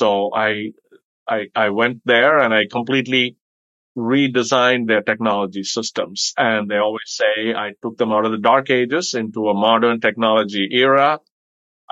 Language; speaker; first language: English; non-native, local second language; Tamil